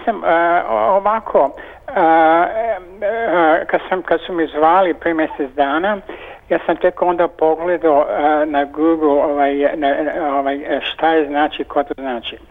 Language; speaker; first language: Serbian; early bilingual, heritage; Serbian